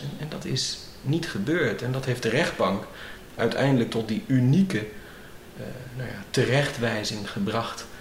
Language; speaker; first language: Dutch; native; Dutch